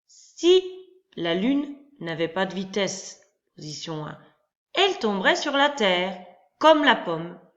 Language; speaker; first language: French; native; French